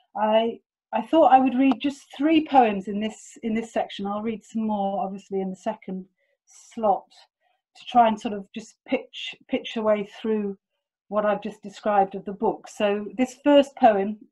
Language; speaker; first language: English; native; English